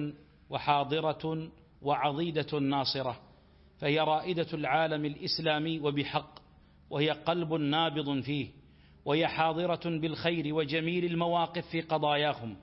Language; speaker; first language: Arabic; native; Arabic